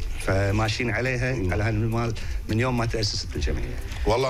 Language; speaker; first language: Arabic; native; Arabic